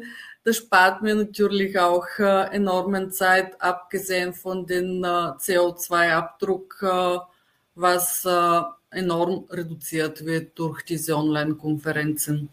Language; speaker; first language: German; non-native, fluent; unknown